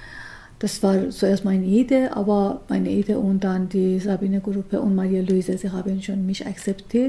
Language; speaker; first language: German; non-native, learner; Persian